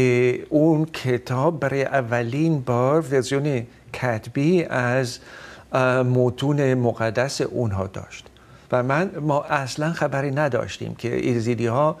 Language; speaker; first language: Persian; non-native, fluent; Dutch